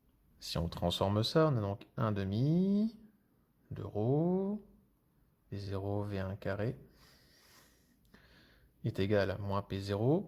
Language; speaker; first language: French; native; French